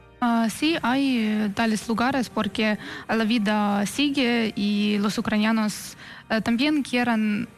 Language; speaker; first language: Spanish; non-native, fluent; Ukrainian